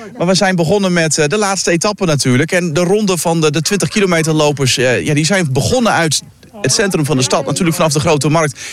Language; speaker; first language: Dutch; native; Dutch